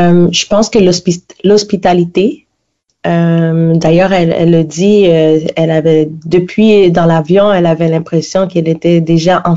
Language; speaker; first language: French; native; French